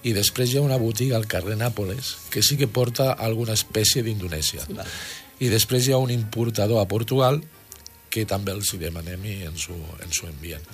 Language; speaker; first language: Catalan; native; Catalan